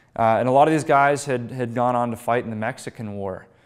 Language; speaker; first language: English; native; English